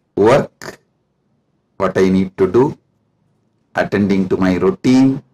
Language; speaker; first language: English; non-native, local second language; Tamil